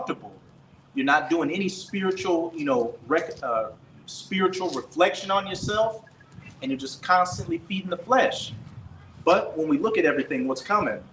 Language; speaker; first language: English; native; English